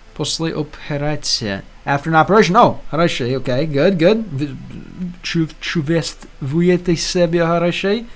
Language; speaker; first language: Russian; non-native, learner; English